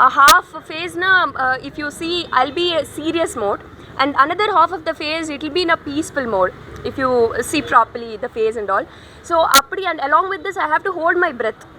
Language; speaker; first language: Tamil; non-native, learner; Telugu